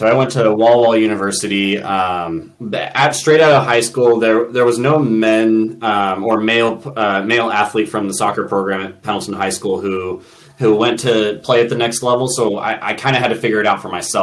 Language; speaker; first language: English; native; English